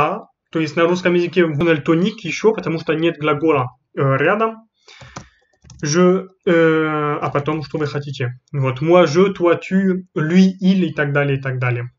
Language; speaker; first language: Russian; non-native, fluent; French